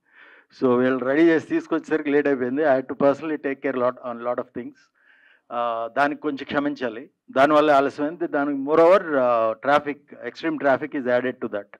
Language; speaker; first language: Telugu; native; Telugu